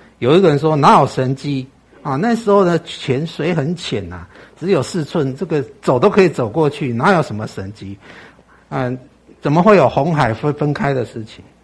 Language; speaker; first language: Chinese; native; Chinese